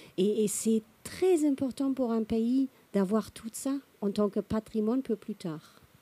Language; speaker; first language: French; non-native, fluent; German